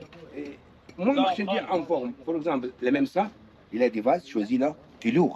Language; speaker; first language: French; non-native, learner; Arabic